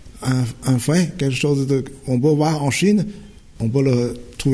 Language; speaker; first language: French; non-native, fluent; Chinese